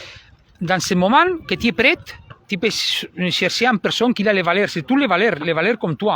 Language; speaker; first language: French; non-native, learner; Spanish